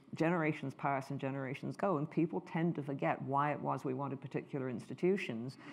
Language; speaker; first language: English; native; English